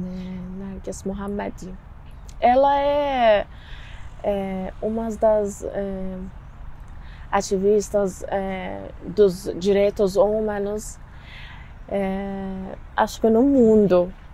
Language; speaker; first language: Portuguese; non-native, learner; Persian